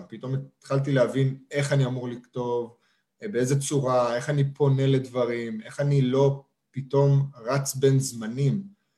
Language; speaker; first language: Hebrew; native; Hebrew